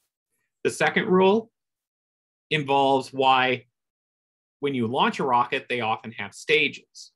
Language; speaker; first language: English; native; English